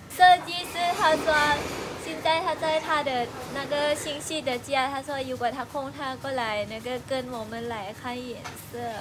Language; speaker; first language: Chinese; non-native, learner; Lao